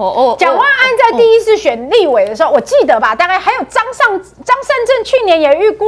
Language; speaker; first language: Chinese; native; Chinese